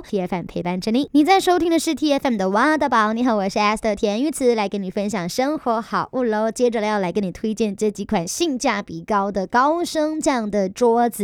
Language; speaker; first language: Chinese; native; Chinese